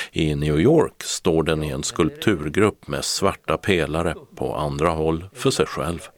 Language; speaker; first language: Swedish; native; Swedish